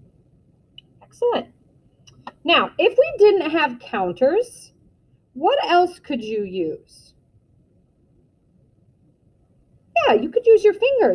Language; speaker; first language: English; native; English